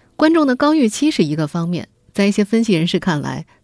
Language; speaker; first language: Chinese; native; Chinese